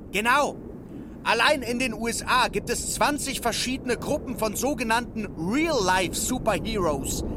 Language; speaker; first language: German; native; German